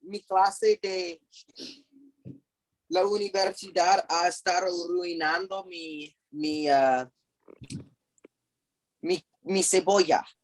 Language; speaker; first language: Spanish; non-native, fluent; English